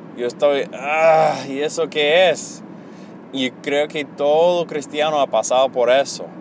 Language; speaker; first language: Spanish; early bilingual, heritage; Spanish